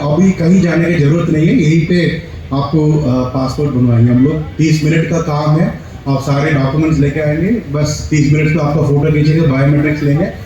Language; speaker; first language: Hindi; non-native, local second language; Tamil